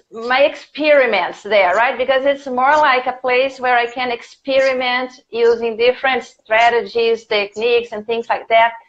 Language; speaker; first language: English; non-native, fluent; Portuguese